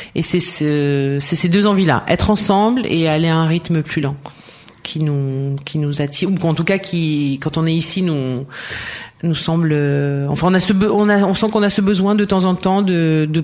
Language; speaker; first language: French; native; French